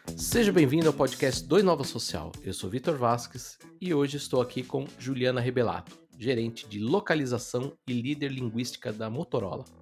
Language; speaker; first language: Portuguese; native; Portuguese